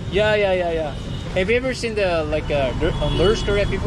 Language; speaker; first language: English; non-native, learner; Korean